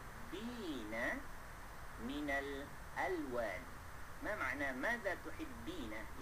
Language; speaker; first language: Arabic; non-native, fluent; Malay